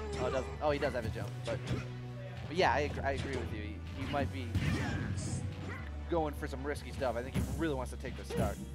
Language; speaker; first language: English; native; English